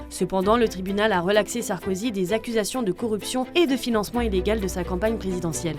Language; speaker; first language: French; native; French